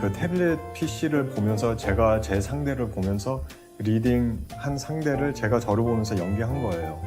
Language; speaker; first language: Korean; early bilingual, heritage; Korean